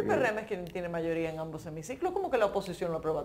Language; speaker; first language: Spanish; native; Spanish